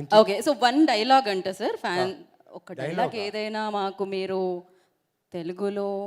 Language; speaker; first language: Telugu; native; Telugu